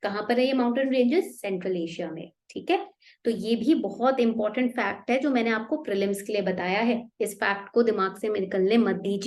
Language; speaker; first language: Hindi; native; Hindi